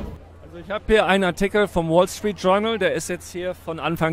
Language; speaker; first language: German; native; German